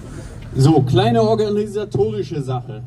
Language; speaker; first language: German; native; German